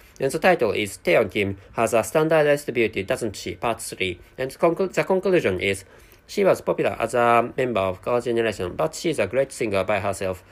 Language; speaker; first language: English; non-native, fluent; Japanese